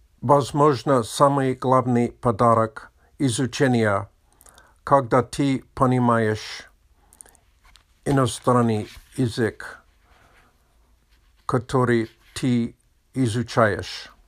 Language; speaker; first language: Russian; non-native, learner; English